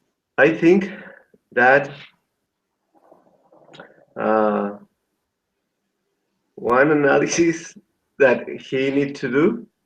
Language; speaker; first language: English; non-native, learner; Spanish